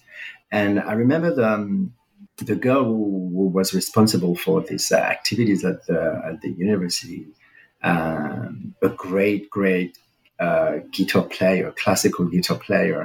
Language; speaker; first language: English; non-native, fluent; French